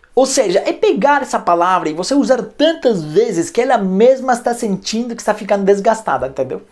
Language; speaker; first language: Portuguese; non-native, fluent; Spanish